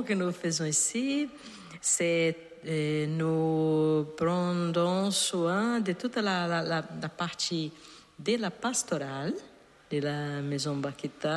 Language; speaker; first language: French; non-native, learner; Portuguese